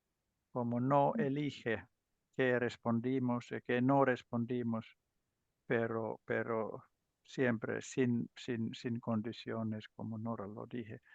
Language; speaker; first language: Spanish; non-native, learner; Finnish